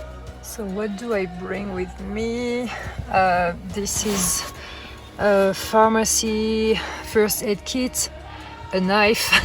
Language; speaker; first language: English; non-native, fluent; French